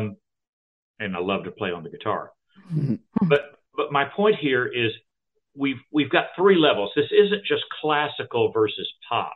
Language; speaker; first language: English; native; English